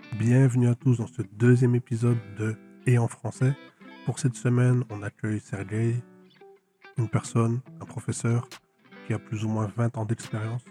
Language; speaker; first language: French; native; French